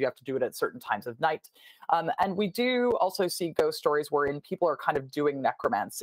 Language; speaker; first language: English; native; English